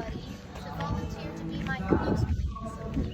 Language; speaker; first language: English; native; English